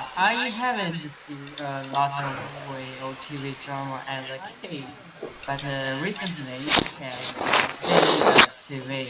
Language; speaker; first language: English; non-native, learner; Chinese